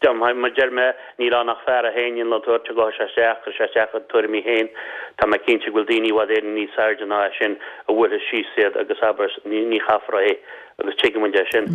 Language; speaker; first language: Irish; native; Irish